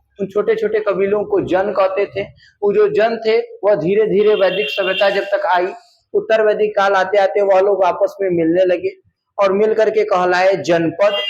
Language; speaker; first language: Hindi; native; Hindi